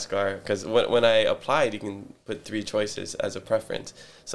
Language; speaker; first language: English; early bilingual, other home language; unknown